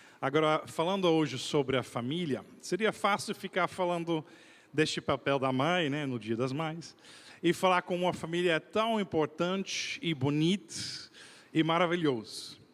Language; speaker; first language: Portuguese; non-native, fluent; Dutch